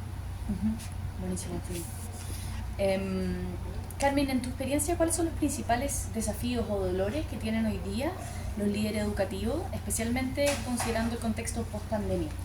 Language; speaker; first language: Spanish; native; Spanish